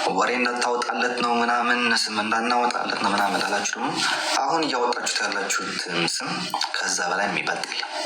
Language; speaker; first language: Amharic; non-native, local second language; Tigrinya